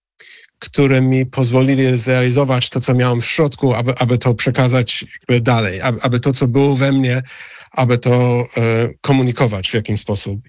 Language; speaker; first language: Polish; non-native, fluent; English